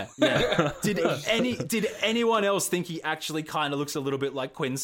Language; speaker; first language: English; native; English